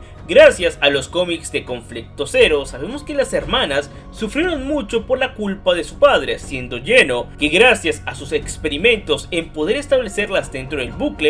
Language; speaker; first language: Spanish; native; Spanish